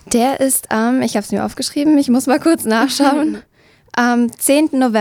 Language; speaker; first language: German; native; German